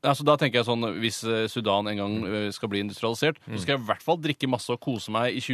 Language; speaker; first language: Norwegian; native; Norwegian